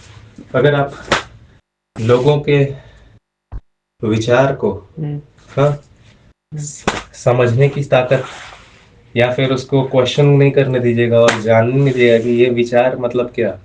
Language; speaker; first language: Hindi; native; Hindi